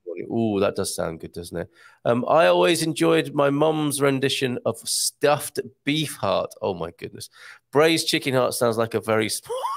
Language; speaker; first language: English; native; English